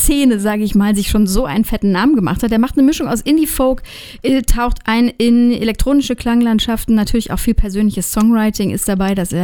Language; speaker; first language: German; native; German